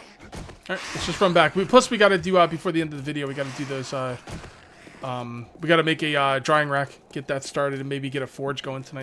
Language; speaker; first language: English; native; English